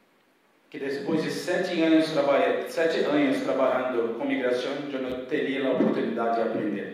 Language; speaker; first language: Spanish; non-native, fluent; Portuguese